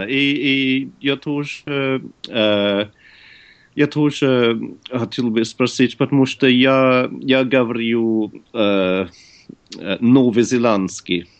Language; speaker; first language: Russian; non-native, learner; English